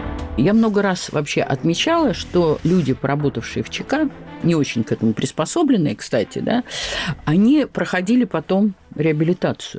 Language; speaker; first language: Russian; native; Russian